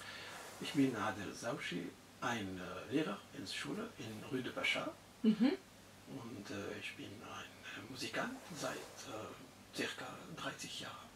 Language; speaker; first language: German; non-native, learner; Arabic